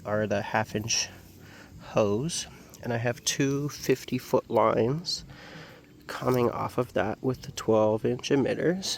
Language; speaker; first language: English; native; English